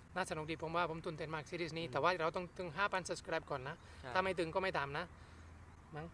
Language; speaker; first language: Thai; non-native, fluent; Spanish